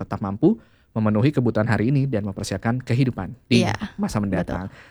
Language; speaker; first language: Indonesian; native; Indonesian